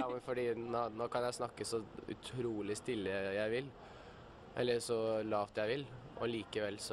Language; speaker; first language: Norwegian; early bilingual, other home language; Russian